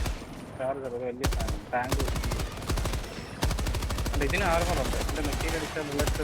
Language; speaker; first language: Malayalam; native; Malayalam